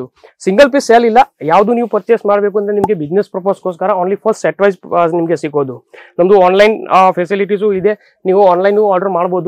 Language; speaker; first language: Kannada; non-native, fluent; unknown